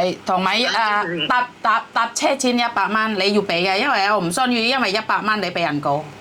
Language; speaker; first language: Cantonese; non-native, fluent; Indonesian